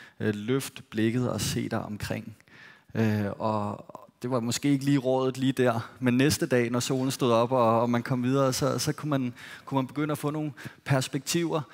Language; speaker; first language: Danish; native; Danish